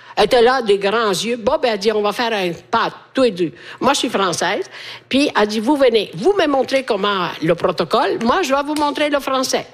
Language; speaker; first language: French; non-native, fluent; Italian